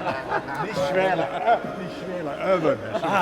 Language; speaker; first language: Chinese; non-native, fluent; Dutch